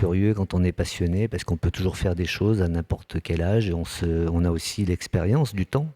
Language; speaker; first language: French; native; French